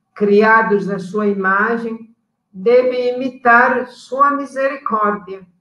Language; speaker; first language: Portuguese; non-native, fluent; Italian